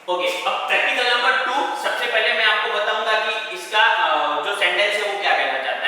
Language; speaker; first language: Hindi; non-native, local second language; Gujarati